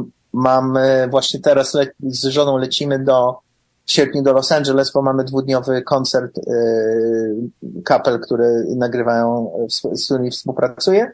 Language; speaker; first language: Polish; early bilingual, heritage; English